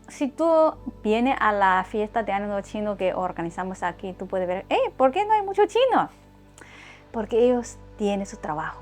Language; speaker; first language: Spanish; non-native, fluent; Chinese